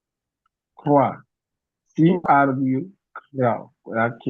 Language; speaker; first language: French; non-native, fluent; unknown